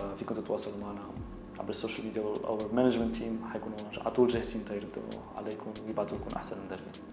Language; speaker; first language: Arabic; native; Arabic